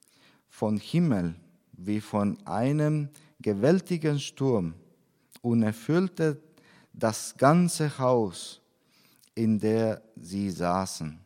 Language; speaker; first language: German; non-native, fluent; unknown